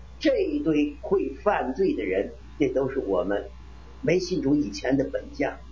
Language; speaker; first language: Chinese; native; Chinese